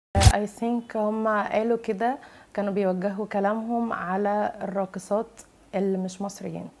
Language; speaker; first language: Egyptian Arabic; early bilingual, heritage; Italian